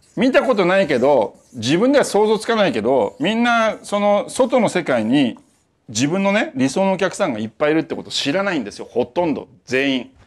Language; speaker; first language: Japanese; native; Japanese